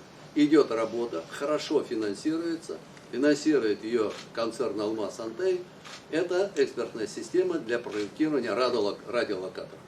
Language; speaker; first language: Russian; native; Russian